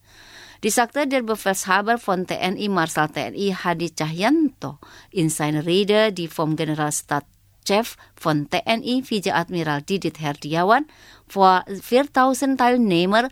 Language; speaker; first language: German; non-native, fluent; Indonesian